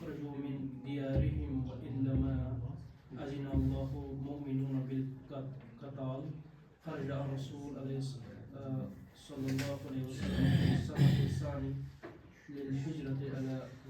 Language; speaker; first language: Arabic; non-native, learner; Urdu